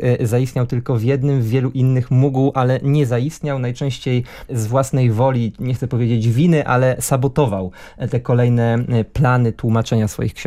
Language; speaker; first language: Polish; native; Polish